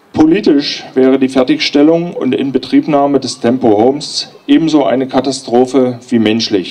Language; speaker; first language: German; native; German